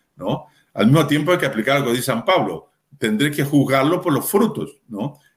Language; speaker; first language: Spanish; native; Spanish